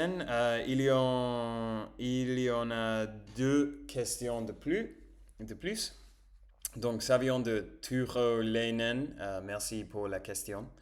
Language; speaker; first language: French; non-native, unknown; English